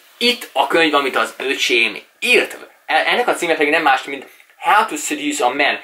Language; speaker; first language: Hungarian; native; Hungarian